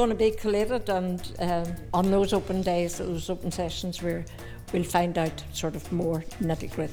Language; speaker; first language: English; native; English